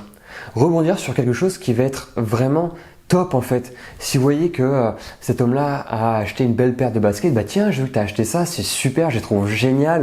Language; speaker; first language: French; native; French